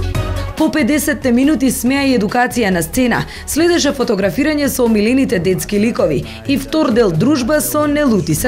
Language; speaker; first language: Macedonian; native; Macedonian